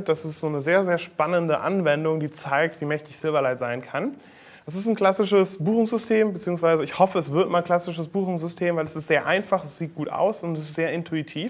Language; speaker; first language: German; native; German